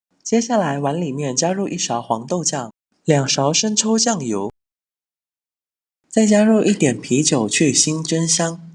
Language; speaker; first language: Chinese; native; Chinese